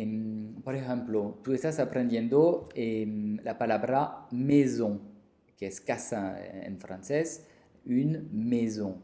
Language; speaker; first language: Spanish; non-native, fluent; French